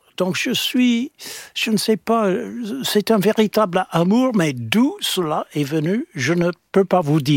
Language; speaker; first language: French; non-native, fluent; English